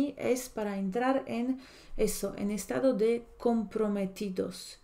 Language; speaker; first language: Spanish; non-native, fluent; Polish